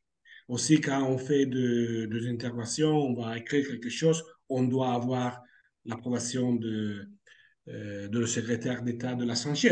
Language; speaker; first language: French; non-native, fluent; Italian